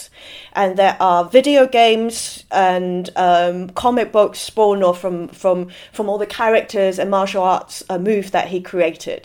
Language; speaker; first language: English; non-native, local second language; Cantonese